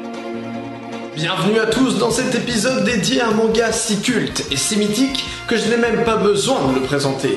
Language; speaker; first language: French; native; French